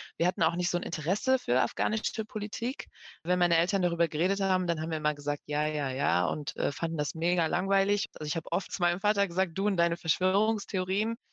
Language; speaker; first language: German; early bilingual, other home language; Persian